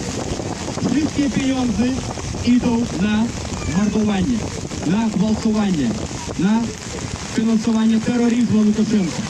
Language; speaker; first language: Polish; non-native, learner; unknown